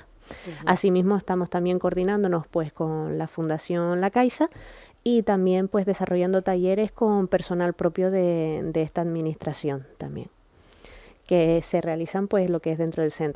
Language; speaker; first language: Spanish; native; Spanish